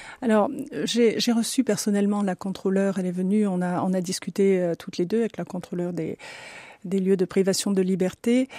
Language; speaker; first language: French; native; French